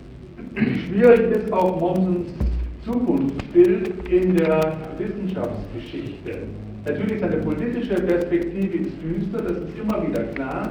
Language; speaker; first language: German; native; German